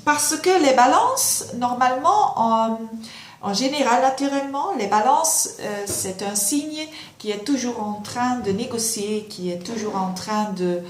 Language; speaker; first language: French; non-native, local second language; Dutch